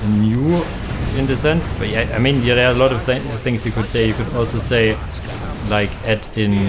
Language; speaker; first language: English; non-native, fluent; German